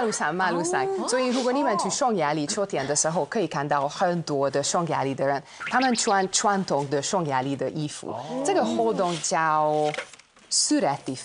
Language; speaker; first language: Chinese; non-native, fluent; Hungarian